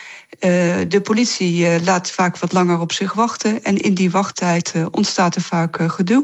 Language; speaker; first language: Dutch; native; Dutch